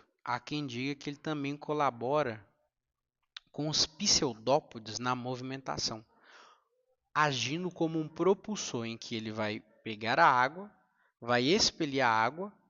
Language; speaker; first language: Portuguese; native; Portuguese